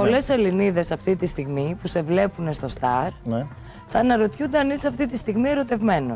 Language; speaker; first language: Greek; native; Greek